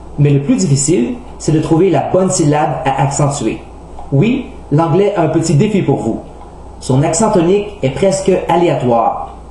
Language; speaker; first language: French; native; French